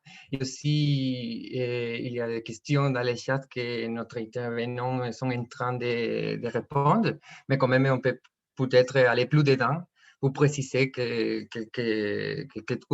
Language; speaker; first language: French; non-native, fluent; Spanish